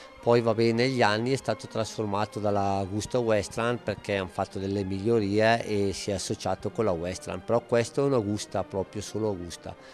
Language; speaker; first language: Italian; native; Italian